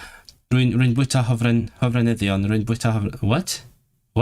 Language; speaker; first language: Welsh; non-native, learner; Cantonese